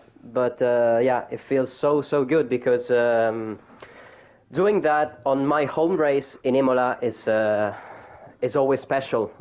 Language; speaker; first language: English; non-native, fluent; Italian